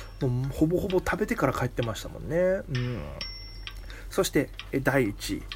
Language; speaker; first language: Japanese; native; Japanese